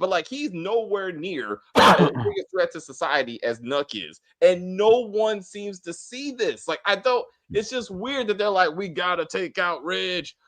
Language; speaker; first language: English; native; English